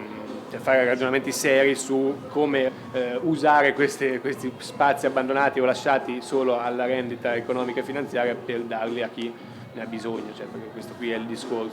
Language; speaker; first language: Italian; native; Italian